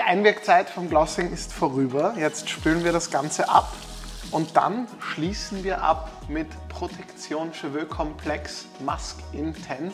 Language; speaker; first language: German; native; German